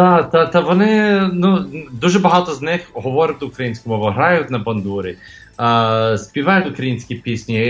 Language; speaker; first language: Ukrainian; early bilingual, heritage; English